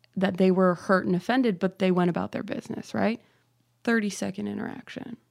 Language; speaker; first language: English; native; English